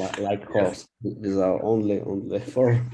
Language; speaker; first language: English; non-native, learner; Russian